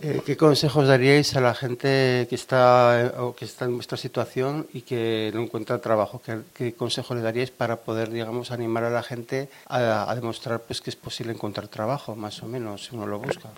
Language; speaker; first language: Spanish; native; Spanish